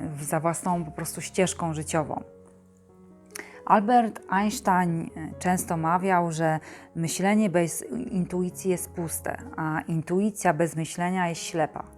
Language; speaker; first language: Polish; native; Polish